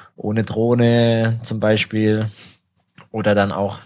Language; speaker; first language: German; native; German